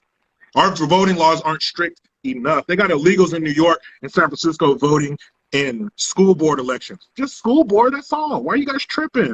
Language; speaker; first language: English; native; English